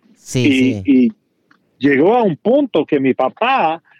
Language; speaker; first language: Spanish; early bilingual, heritage; Spanish